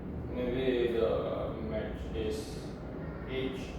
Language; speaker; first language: English; non-native, learner; Indonesian